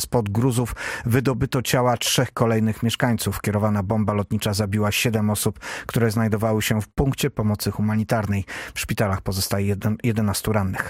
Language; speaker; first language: Polish; native; Polish